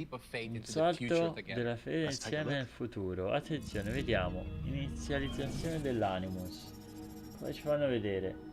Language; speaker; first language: Italian; native; Italian